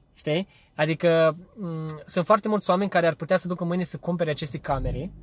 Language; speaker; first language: Romanian; early bilingual, heritage; Romanian